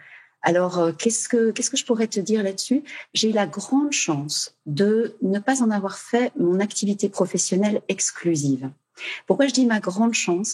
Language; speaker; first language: French; native; French